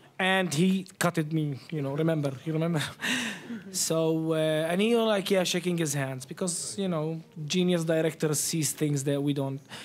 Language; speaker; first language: English; non-native, fluent; Arabic